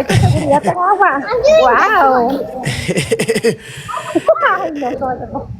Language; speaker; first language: Spanish; non-native, fluent; Haitian Creole